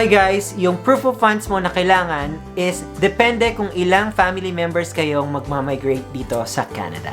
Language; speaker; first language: Filipino; native; Filipino